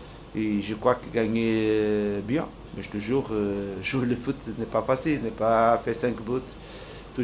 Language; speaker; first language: French; non-native, learner; Portuguese